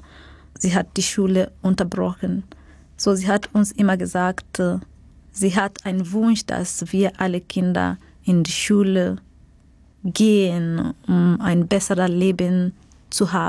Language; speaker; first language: German; non-native, learner; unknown